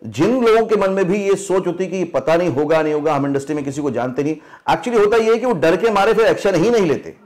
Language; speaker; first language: Hindi; native; Hindi